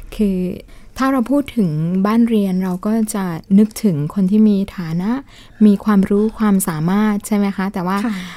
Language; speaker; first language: Thai; native; Thai